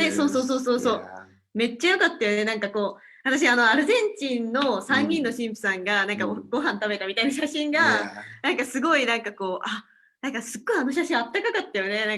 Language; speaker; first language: Japanese; native; Japanese